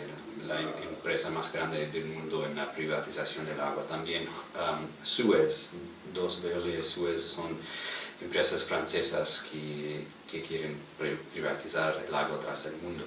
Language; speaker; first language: Spanish; non-native, fluent; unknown